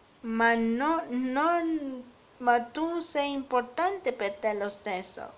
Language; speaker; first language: Italian; non-native, learner; Spanish